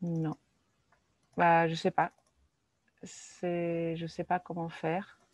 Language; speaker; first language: French; non-native, fluent; Spanish